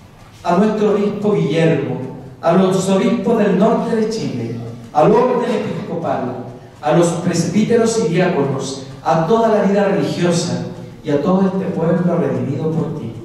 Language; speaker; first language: Spanish; native; Spanish